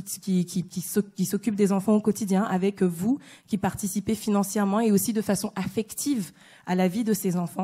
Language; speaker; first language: French; native; French